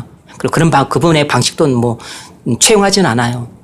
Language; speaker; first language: Korean; native; Korean